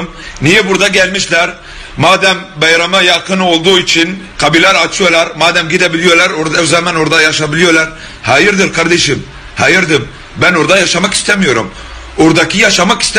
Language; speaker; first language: Turkish; non-native, learner; Arabic